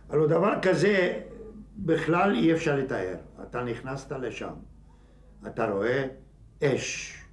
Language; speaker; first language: Hebrew; non-native, fluent; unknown